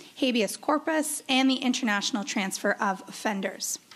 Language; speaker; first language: English; native; English